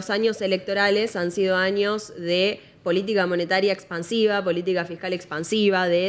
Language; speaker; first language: Spanish; native; Spanish